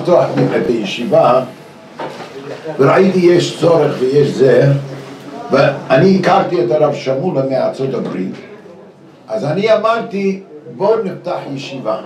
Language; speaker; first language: Hebrew; non-native, fluent; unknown